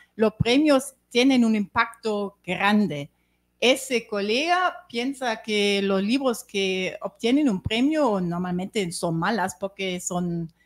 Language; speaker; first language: Spanish; non-native, fluent; German